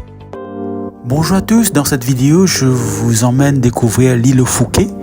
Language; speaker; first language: French; non-native, local second language; Morisyen